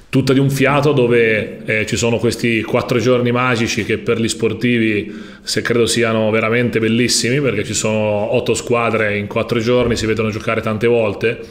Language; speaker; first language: Italian; native; Italian